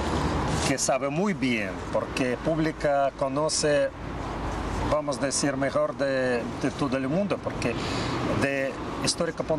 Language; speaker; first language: Spanish; non-native, learner; Russian